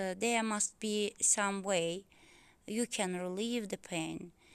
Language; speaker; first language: English; non-native, fluent; Azerbaijani